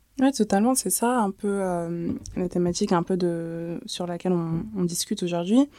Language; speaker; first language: French; early bilingual, other home language; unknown